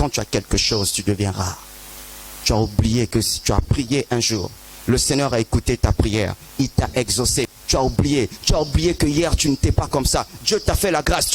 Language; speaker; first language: French; non-native, local second language; Lingala